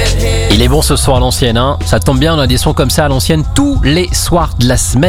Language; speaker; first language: French; native; French